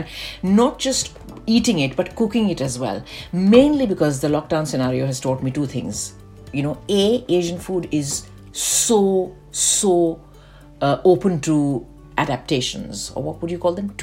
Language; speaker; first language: English; non-native, local second language; Bangla